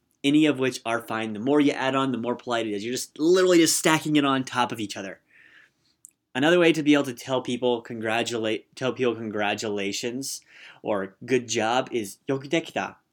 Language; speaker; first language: English; native; English